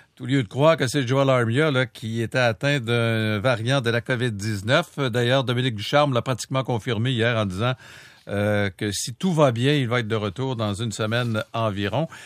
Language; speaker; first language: French; native; French